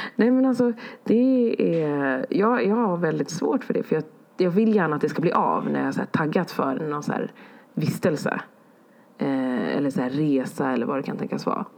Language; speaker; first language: Swedish; early bilingual, other home language; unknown